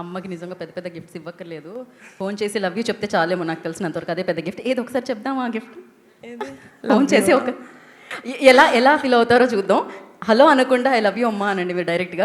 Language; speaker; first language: Telugu; native; Telugu